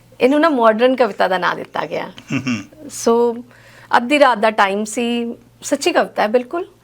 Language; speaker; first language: Punjabi; native; Punjabi